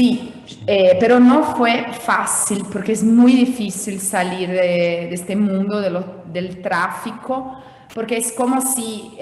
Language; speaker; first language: Spanish; non-native, fluent; Portuguese